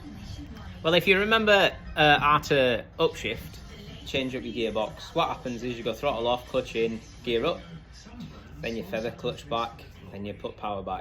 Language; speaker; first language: English; native; English